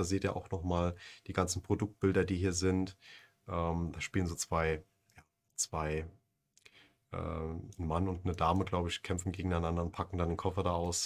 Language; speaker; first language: German; native; German